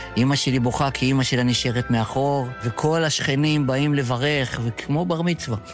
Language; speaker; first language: Hebrew; early bilingual, other home language; Yiddish